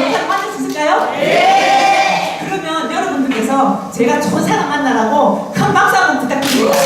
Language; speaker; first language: Korean; native; Korean